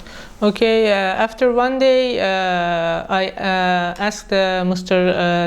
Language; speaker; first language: English; non-native, learner; Persian